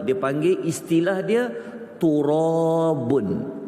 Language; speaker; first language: Malay; native; Malay